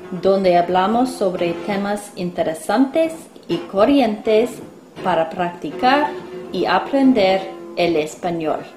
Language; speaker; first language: Spanish; non-native, fluent; English